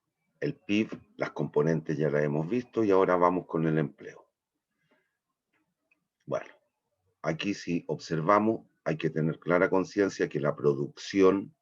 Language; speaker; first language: Spanish; native; Spanish